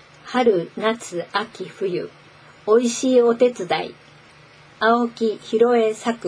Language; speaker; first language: Japanese; native; Japanese